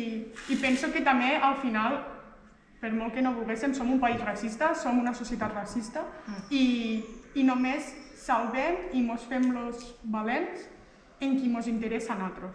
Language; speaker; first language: Catalan; native; Catalan